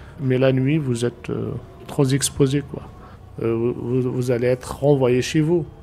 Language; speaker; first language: French; non-native, local second language; Arabic